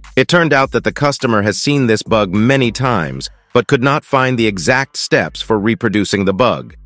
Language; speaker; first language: English; non-native, fluent; Russian